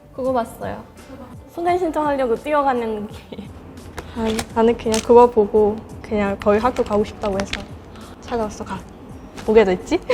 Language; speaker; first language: Korean; non-native, fluent; Burmese